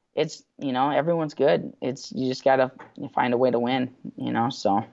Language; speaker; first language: English; native; English